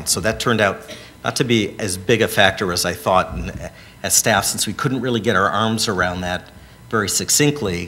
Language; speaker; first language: English; native; English